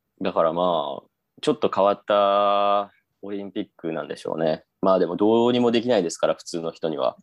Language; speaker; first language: Japanese; native; Japanese